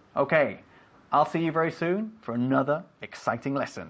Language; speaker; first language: English; native; English